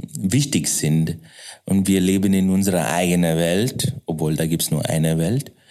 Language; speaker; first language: German; non-native, fluent; Kannada